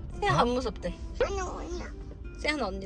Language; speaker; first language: Korean; native; Korean